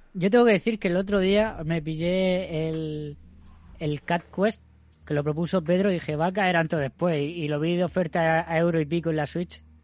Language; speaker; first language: Spanish; native; Spanish